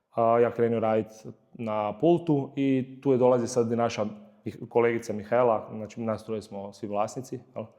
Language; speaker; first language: Croatian; native; Croatian